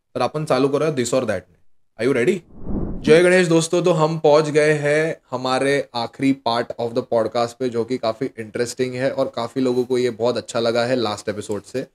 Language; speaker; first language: Hindi; non-native, local second language; Marathi